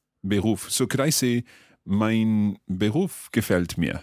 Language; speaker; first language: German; non-native, learner; English